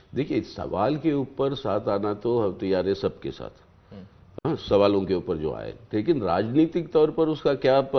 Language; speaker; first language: Hindi; non-native, local second language; Telugu